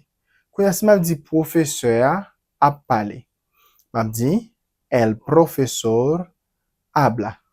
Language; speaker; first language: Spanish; non-native, fluent; Haitian Creole